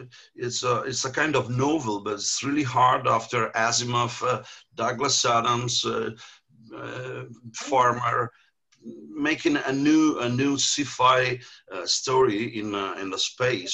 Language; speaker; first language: English; non-native, learner; Italian